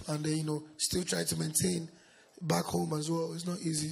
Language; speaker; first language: English; non-native, local second language; Yoruba